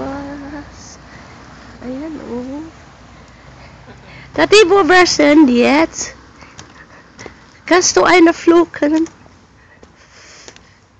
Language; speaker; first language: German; non-native, learner; Filipino